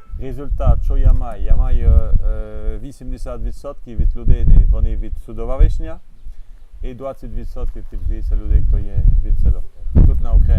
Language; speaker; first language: Ukrainian; non-native, learner; French